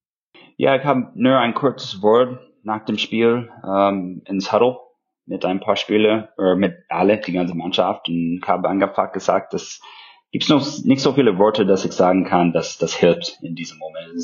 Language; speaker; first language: German; non-native, fluent; English